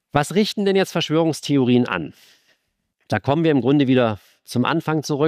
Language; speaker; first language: German; native; German